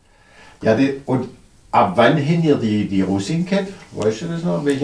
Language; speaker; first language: German; native; German